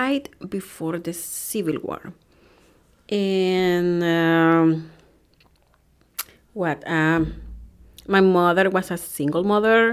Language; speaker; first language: English; non-native, fluent; Spanish